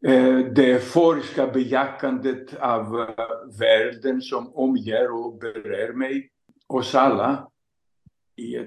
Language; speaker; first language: Swedish; non-native, fluent; Greek